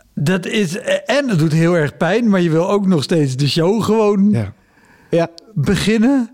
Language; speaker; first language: Dutch; native; Dutch